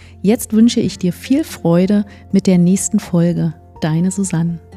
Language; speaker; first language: German; native; German